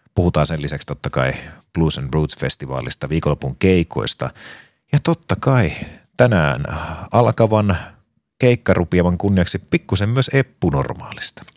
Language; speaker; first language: Finnish; native; Finnish